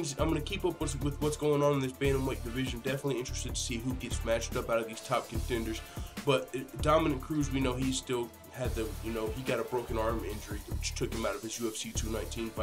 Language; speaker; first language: English; native; English